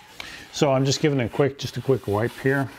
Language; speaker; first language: English; native; English